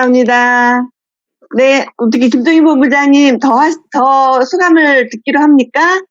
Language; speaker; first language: Korean; native; Korean